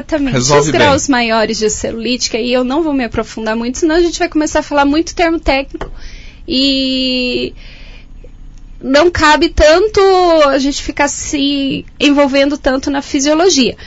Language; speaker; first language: Portuguese; native; Portuguese